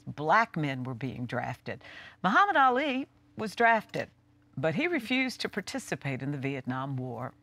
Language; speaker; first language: English; native; English